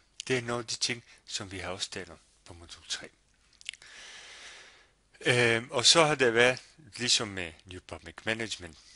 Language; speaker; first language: Danish; non-native, fluent; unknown